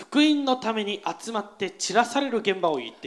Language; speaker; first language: Japanese; non-native, fluent; Korean